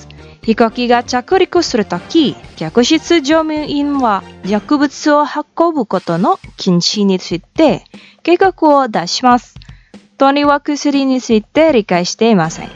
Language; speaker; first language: Japanese; non-native, fluent; Indonesian